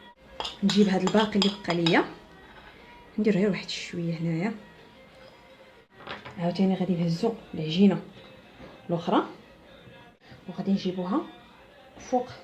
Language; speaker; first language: Arabic; native; Arabic